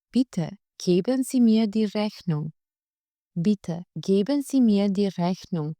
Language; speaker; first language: German; non-native, fluent; Albanian